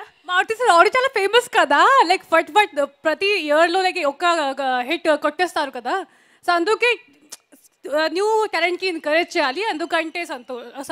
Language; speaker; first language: Telugu; non-native, learner; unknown